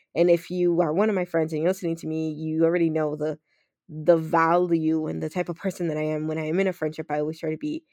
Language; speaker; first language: English; native; English